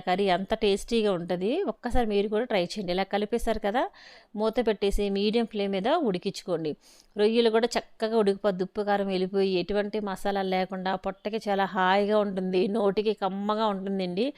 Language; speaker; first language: Telugu; native; Telugu